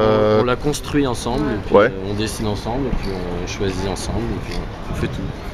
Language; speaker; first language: French; native; French